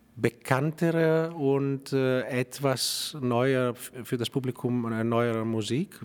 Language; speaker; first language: German; non-native, fluent; Greek